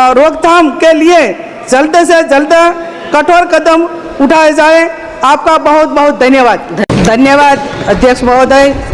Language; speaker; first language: Hindi; non-native, local second language; Gujarati